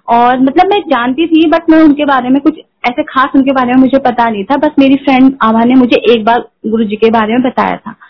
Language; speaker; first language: Hindi; native; Hindi